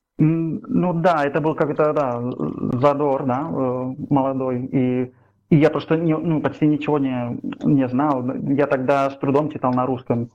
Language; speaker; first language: Russian; non-native, fluent; Catalan